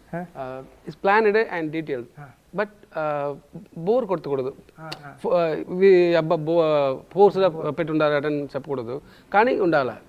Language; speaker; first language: Telugu; non-native, learner; Tamil